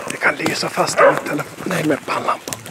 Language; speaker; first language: Swedish; native; Swedish